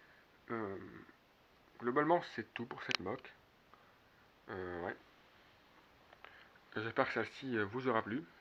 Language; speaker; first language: French; native; French